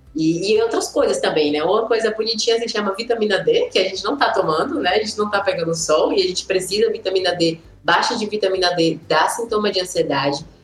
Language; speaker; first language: Portuguese; native; Portuguese